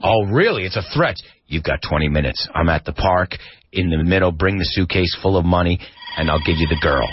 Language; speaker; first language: English; native; English